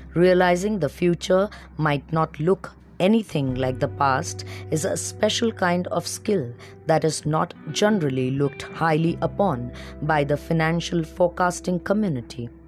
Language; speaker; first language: English; non-native, local second language; Marathi